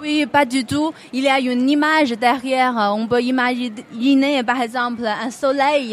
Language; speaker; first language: French; non-native, fluent; Chinese